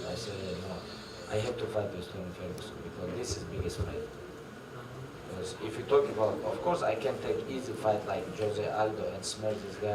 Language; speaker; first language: English; non-native, learner; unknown